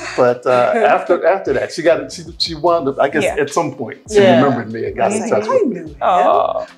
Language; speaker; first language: English; native; English